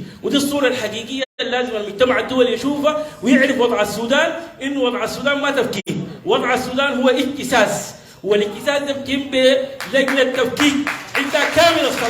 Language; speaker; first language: Arabic; native; Arabic